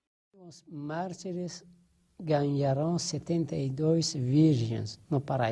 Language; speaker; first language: Portuguese; non-native, fluent; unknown